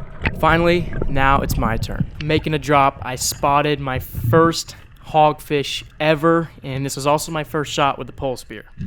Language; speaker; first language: English; native; English